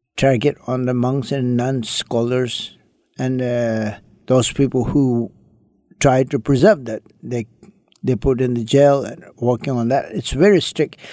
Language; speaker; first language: English; early bilingual, other home language; Chinese